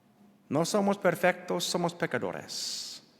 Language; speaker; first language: Spanish; non-native, learner; English